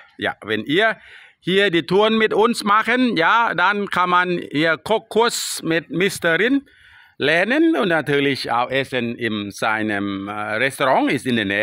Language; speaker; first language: German; non-native, learner; Thai